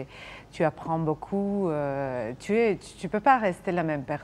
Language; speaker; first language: French; non-native, fluent; Serbian